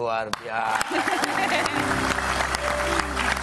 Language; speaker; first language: Indonesian; native; Indonesian